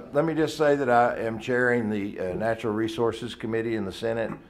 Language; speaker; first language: English; native; English